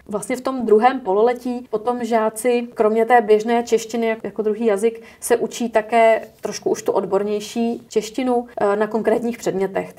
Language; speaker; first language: Czech; native; Czech